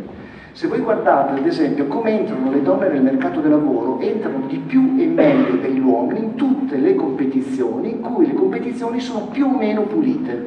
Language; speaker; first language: Italian; native; Italian